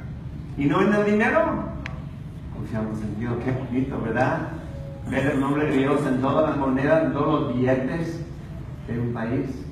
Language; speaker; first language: Spanish; non-native, fluent; English